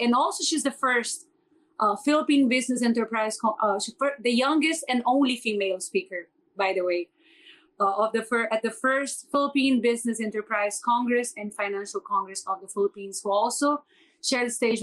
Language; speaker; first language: English; non-native, fluent; Portuguese